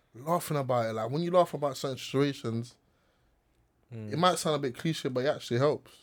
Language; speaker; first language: English; native; English